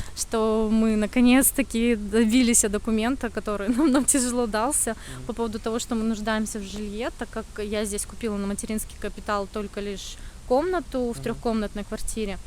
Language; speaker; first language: Russian; native; Russian